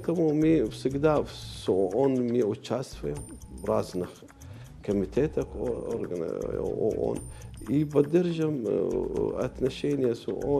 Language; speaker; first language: Russian; non-native, learner; Arabic